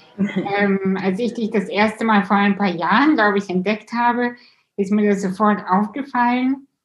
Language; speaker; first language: German; early bilingual, other home language; Russian